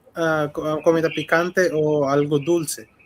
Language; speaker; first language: Spanish; non-native, fluent; Hindi